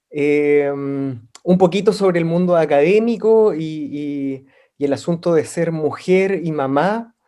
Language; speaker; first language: Spanish; native; Spanish